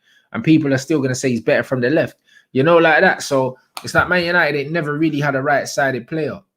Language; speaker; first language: English; native; English